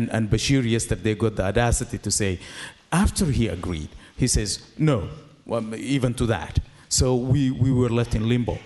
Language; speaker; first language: English; non-native, fluent; Arabic